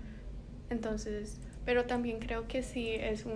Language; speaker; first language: Spanish; early bilingual, heritage; Spanish